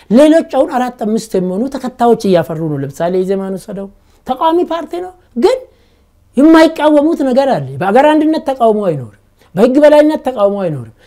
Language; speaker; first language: Amharic; non-native, local second language; Oromo